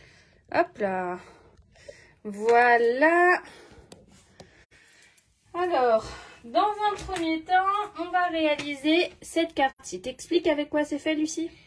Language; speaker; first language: French; native; French